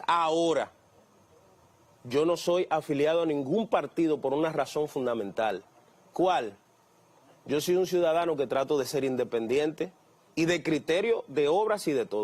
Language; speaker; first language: Spanish; native; Spanish